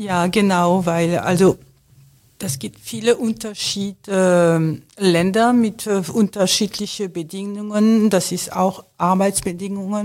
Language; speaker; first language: German; non-native, fluent; French